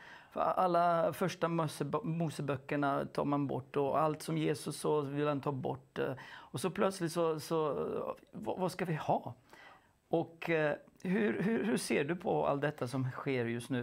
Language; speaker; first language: Swedish; non-native, fluent; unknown